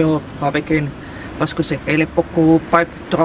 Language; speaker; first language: French; non-native, learner; Bulgarian